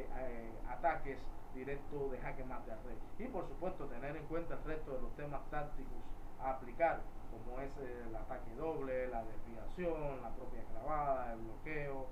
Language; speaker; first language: Spanish; native; Spanish